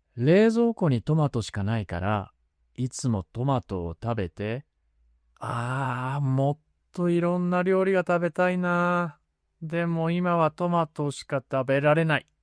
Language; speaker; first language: Japanese; native; Japanese